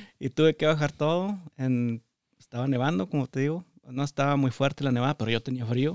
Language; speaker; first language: Spanish; native; Spanish